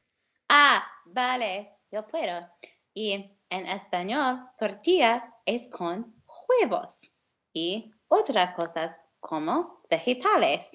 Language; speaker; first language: Spanish; non-native, learner; English